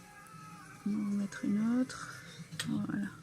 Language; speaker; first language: French; native; French